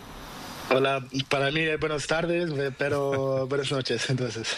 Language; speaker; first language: Spanish; non-native, learner; Portuguese